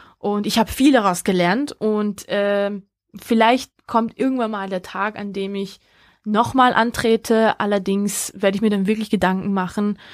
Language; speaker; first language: German; early bilingual, other home language; Georgian